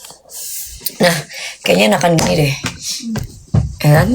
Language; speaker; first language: Indonesian; native; Indonesian